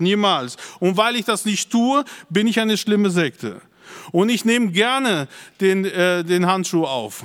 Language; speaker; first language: German; native; German